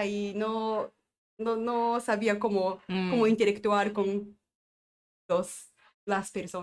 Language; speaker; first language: Spanish; non-native, learner; Japanese